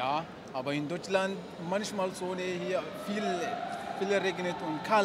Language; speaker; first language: German; non-native, learner; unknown